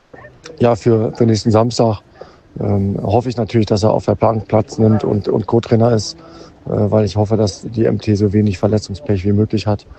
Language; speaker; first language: German; native; German